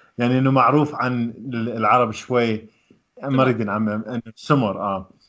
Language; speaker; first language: Arabic; native; Arabic